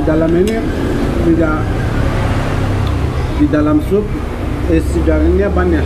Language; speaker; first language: Indonesian; non-native, learner; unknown